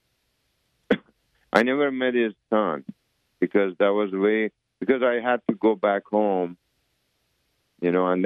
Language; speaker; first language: English; early bilingual, other home language; Persian